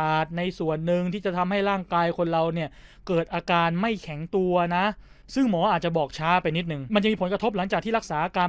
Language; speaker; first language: Thai; native; Thai